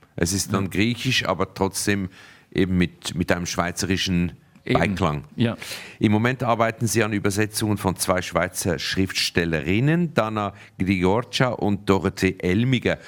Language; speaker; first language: German; native; German